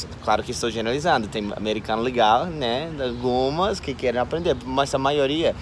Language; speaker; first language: Portuguese; non-native, fluent; English